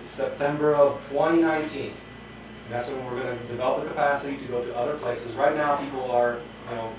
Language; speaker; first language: English; non-native, fluent; Polish